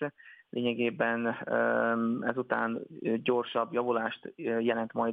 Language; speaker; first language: Hungarian; native; Hungarian